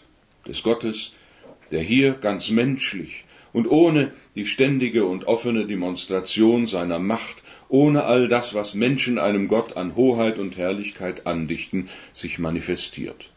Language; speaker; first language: German; native; German